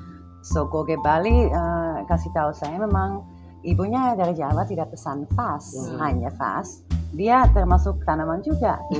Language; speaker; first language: Indonesian; non-native, fluent; Dutch